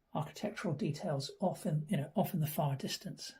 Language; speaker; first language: English; native; English